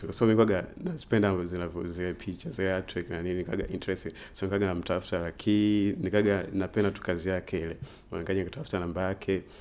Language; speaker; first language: Swahili; native; Swahili